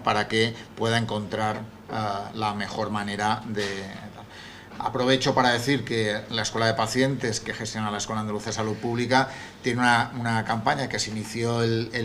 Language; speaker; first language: Spanish; native; Spanish